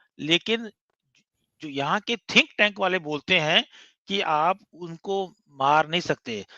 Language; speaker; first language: Hindi; non-native, local second language; Punjabi